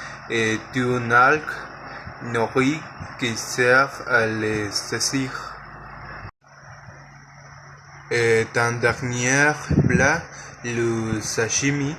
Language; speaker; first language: French; non-native, learner; Spanish